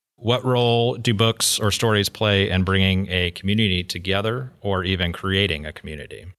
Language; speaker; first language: English; native; English